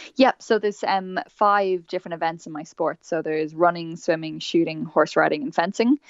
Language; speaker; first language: English; native; English